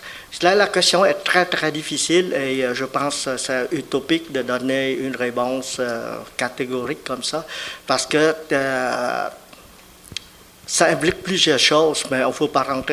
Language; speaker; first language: French; non-native, fluent; Vietnamese